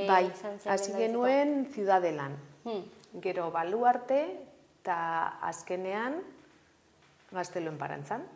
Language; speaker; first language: Basque; non-native, local second language; Spanish